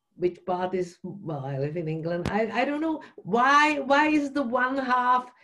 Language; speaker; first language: English; non-native, fluent; Czech